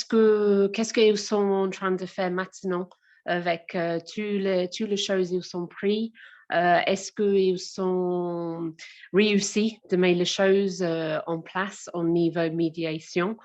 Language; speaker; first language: French; non-native, learner; English